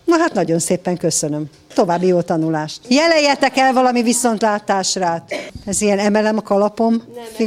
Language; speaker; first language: Hungarian; native; Hungarian